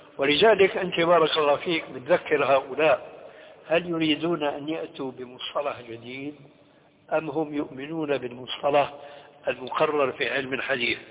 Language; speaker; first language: Arabic; early bilingual, other home language; Albanian